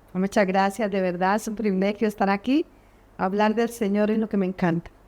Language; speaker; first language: Spanish; native; Spanish